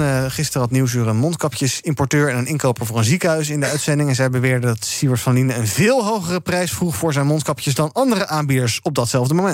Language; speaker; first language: Dutch; native; Dutch